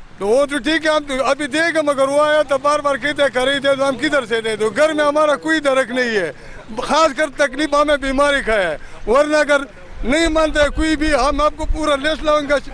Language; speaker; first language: Urdu; non-native, local second language; Pashto